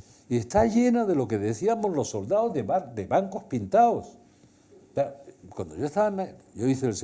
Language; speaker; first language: Spanish; native; Spanish